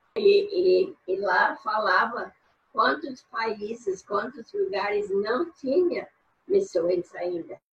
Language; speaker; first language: Portuguese; non-native, fluent; English